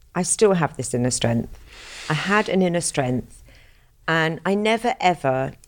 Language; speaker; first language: English; native; English